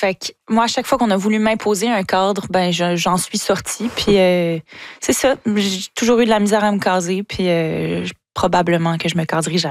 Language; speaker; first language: French; native; French